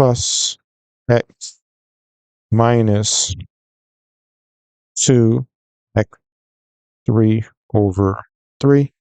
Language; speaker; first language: English; native; English